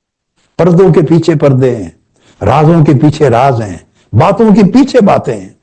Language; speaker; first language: Urdu; native; Urdu